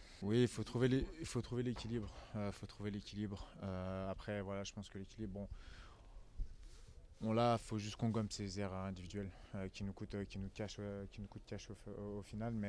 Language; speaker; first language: French; native; French